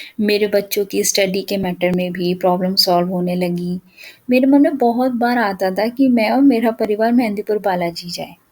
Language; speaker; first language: Hindi; native; Hindi